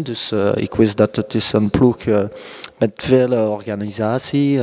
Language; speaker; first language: Dutch; non-native, local second language; French